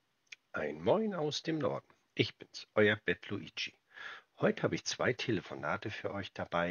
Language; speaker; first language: German; native; German